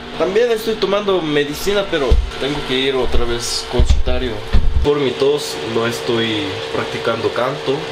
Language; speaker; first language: Spanish; non-native, learner; Korean